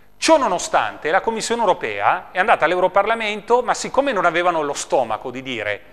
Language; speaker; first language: Italian; native; Italian